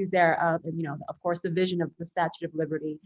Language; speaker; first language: English; early bilingual, other home language; Korean